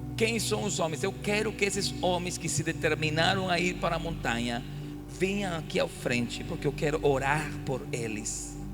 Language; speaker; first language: Portuguese; non-native, fluent; Spanish